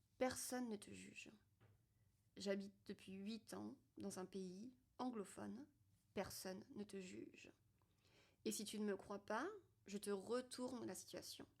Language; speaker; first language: French; native; French